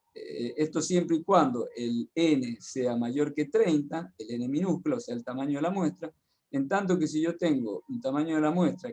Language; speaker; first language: Spanish; native; Spanish